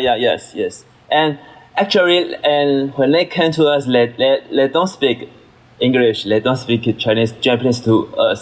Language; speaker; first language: English; non-native, learner; Chinese